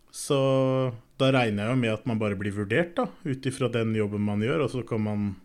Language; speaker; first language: Norwegian; native; Norwegian